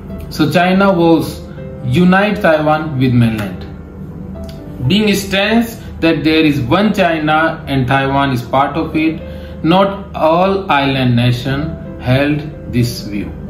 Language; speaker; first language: English; non-native, local second language; Hindi